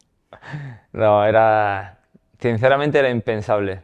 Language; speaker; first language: Spanish; native; Spanish